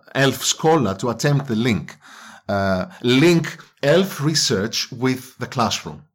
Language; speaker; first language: English; non-native, fluent; Greek